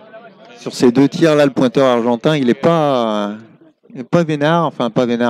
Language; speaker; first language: French; native; French